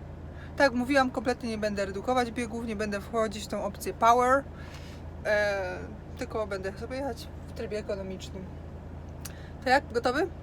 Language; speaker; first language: Polish; native; Polish